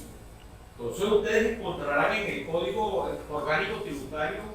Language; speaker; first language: Spanish; native; Spanish